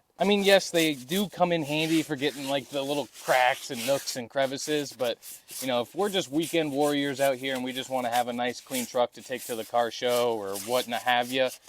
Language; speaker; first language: English; native; English